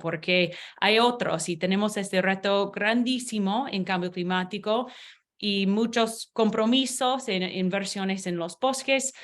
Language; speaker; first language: Spanish; non-native, learner; English